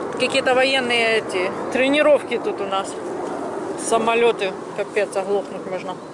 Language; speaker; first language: Russian; native; Russian